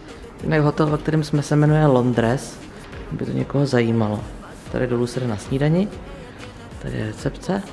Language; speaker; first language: Czech; native; Czech